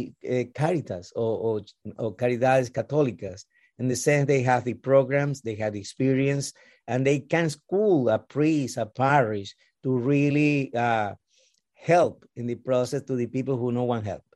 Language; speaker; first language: English; non-native, learner; Spanish